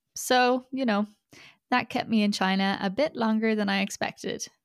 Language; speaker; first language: English; native; English